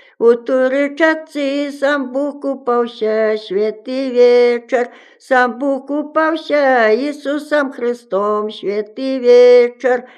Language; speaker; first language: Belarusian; native; Belarusian